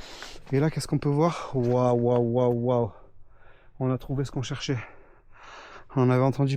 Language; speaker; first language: French; native; French